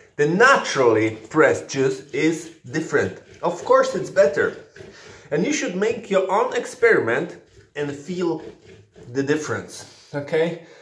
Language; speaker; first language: English; non-native, fluent; Polish